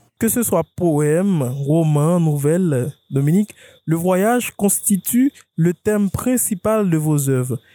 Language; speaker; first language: French; non-native, local second language; Haitian Creole